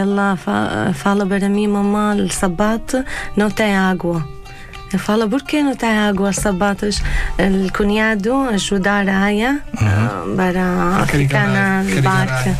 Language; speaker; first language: Portuguese; non-native, learner; Arabic